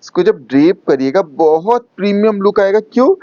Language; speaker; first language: Hindi; non-native, local second language; Bangla